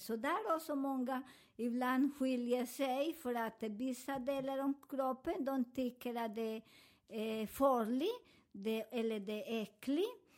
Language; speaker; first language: Swedish; non-native, fluent; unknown